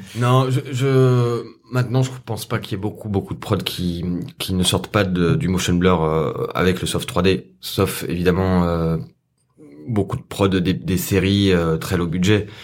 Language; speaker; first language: French; native; French